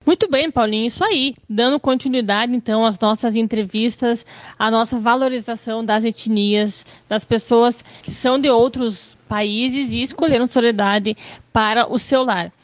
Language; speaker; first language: Portuguese; native; Portuguese